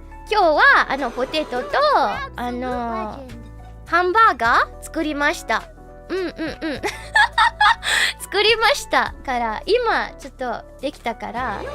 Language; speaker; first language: Japanese; non-native, learner; English